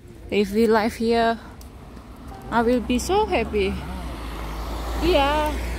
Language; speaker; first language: English; non-native, learner; Indonesian